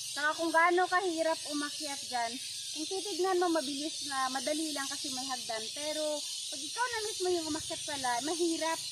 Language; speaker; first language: Filipino; non-native, local second language; Cebuano